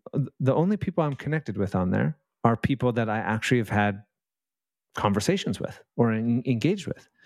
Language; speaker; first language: English; native; English